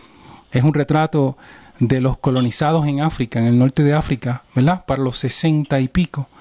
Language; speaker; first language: Spanish; native; Spanish